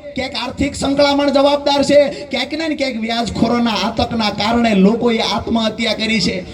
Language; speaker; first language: Gujarati; native; Gujarati